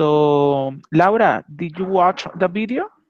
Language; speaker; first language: English; non-native, fluent; Spanish